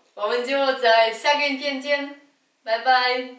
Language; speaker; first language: Chinese; non-native, fluent; Russian